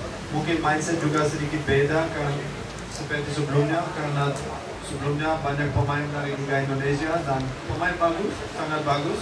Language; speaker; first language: Indonesian; non-native, fluent; Dutch